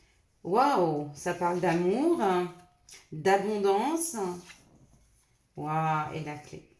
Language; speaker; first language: French; native; French